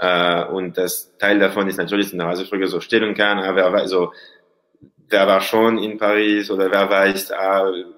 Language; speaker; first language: German; non-native, learner; French